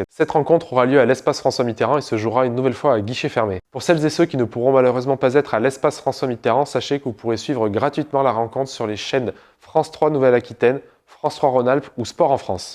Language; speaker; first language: French; native; French